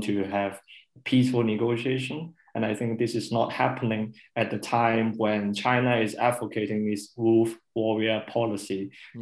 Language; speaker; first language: English; non-native, local second language; Cantonese